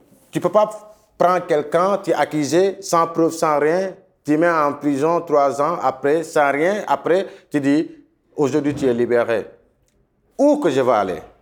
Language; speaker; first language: French; non-native, local second language; Wolof